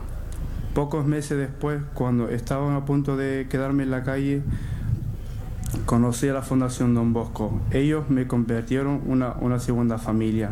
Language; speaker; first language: Spanish; non-native, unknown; Arabic